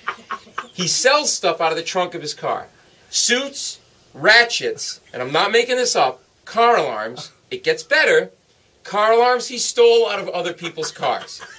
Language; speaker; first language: English; native; English